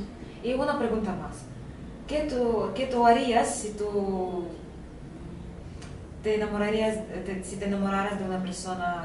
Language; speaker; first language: Spanish; non-native, fluent; Russian